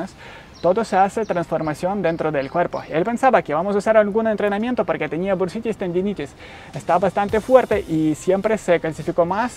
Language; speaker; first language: Spanish; non-native, learner; Ukrainian